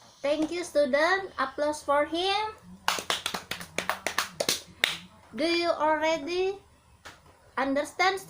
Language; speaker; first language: English; non-native, learner; Indonesian